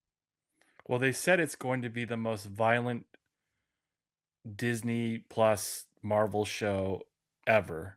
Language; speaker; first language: English; native; English